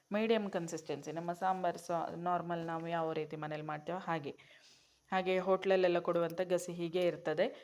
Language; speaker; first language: Kannada; non-native, local second language; Konkani